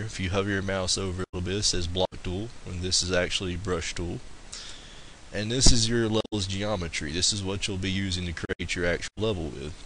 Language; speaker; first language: English; native; English